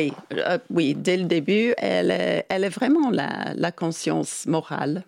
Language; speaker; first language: French; non-native, fluent; English